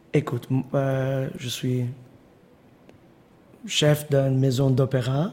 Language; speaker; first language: French; non-native, fluent; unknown